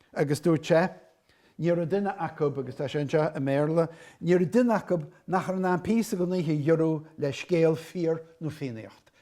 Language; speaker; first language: Irish; native; Irish